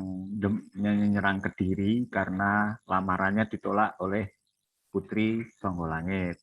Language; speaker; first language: Indonesian; native; Indonesian